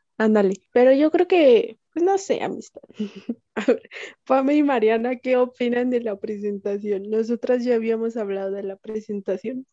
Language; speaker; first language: Spanish; native; Spanish